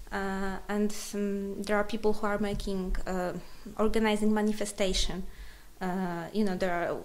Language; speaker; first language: English; non-native, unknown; Polish